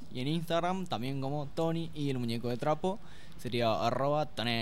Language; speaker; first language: Spanish; native; Spanish